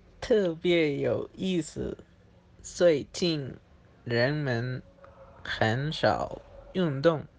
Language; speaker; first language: Chinese; non-native, learner; Spanish